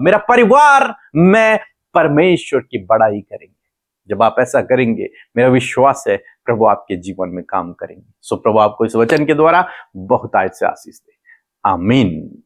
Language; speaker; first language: Hindi; native; Hindi